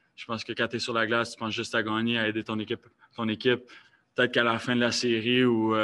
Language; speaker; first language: French; native; French